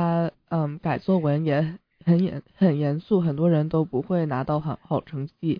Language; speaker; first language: Chinese; early bilingual, heritage; English